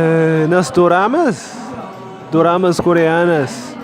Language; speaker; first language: Portuguese; non-native, learner; Korean